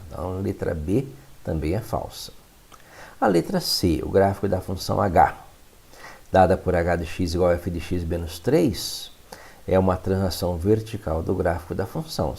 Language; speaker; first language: Portuguese; native; Portuguese